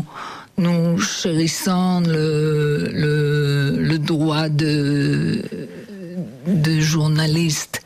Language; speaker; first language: French; non-native, learner; Hebrew